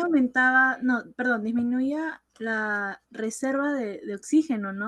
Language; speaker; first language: Spanish; native; Spanish